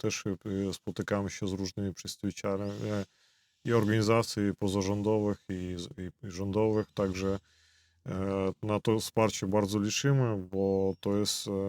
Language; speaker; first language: Polish; non-native, fluent; Belarusian